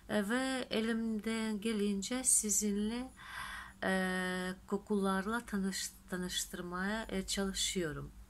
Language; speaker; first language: Turkish; non-native, fluent; Russian